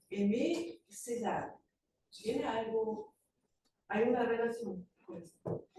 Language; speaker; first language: Spanish; non-native, fluent; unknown